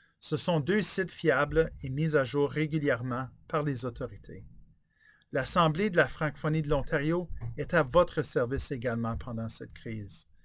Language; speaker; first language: French; native; French